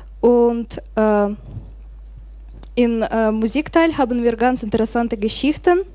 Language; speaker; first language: German; non-native, learner; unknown